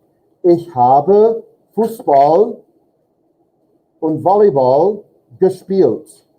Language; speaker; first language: German; non-native, fluent; English